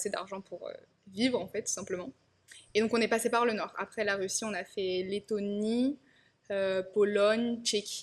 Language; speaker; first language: French; native; French